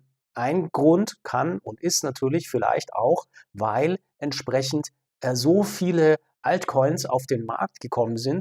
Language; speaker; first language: German; native; German